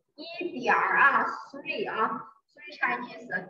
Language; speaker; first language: English; non-native, learner; Chinese